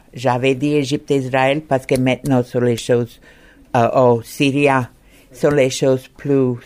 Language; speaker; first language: French; non-native, learner; English